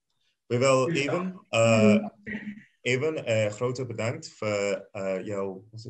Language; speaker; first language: Dutch; non-native, learner; English